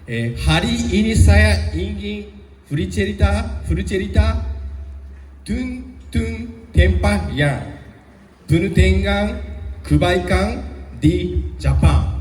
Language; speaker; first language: Indonesian; non-native, learner; Japanese